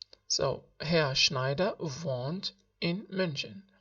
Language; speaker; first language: German; non-native, learner; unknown